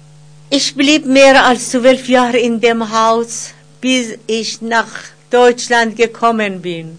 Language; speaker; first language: German; non-native, fluent; Persian